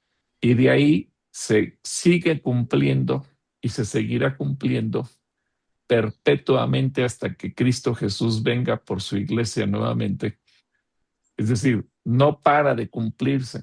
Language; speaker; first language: Spanish; native; Spanish